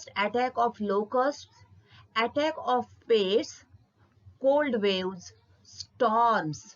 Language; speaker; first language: English; non-native, local second language; Marathi